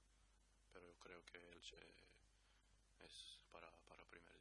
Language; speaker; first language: Spanish; non-native, learner; Croatian